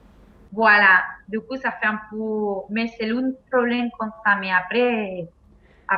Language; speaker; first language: French; non-native, fluent; Spanish